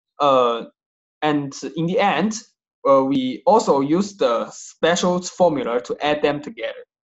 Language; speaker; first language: English; non-native, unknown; Chinese